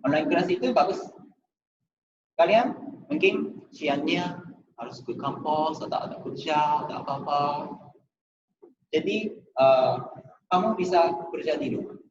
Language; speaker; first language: Indonesian; non-native, fluent; Japanese